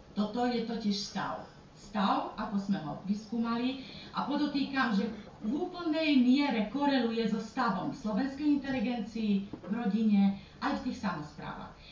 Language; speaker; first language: Slovak; native; Slovak